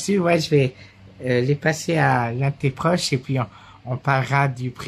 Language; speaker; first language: French; native; French